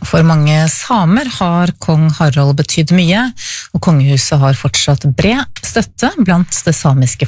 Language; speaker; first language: Norwegian; native; Norwegian